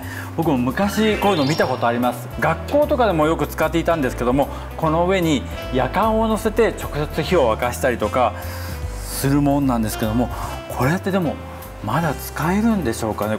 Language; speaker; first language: Japanese; native; Japanese